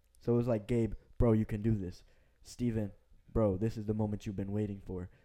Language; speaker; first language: English; early bilingual, other home language; Spanish